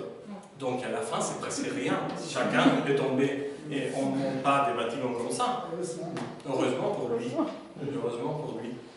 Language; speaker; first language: French; non-native, learner; Spanish